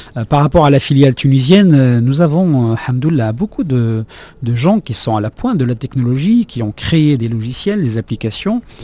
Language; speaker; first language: French; non-native, local second language; Arabic